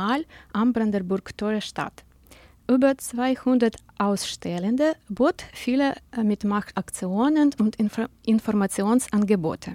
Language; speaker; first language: German; non-native, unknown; Ukrainian